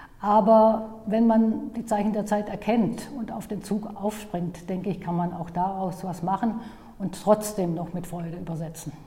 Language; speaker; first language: German; native; German